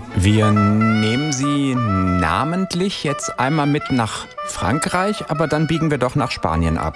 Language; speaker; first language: German; native; German